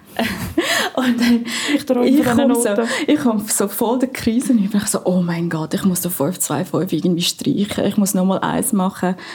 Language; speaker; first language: German; non-native, fluent; Filipino